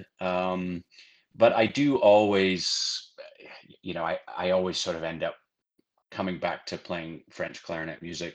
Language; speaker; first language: English; native; English